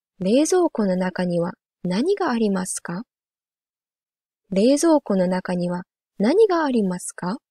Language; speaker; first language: Japanese; non-native, fluent; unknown